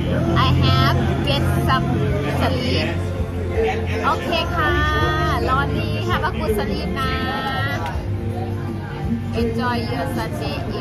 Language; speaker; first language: English; non-native, learner; Thai